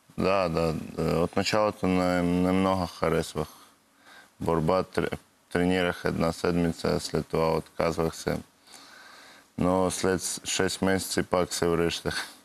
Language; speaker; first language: Bulgarian; non-native, learner; Russian